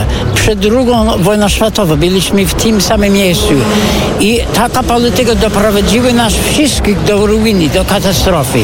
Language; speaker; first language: Polish; non-native, fluent; English